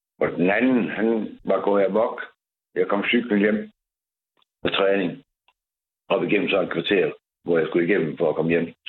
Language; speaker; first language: Danish; native; Danish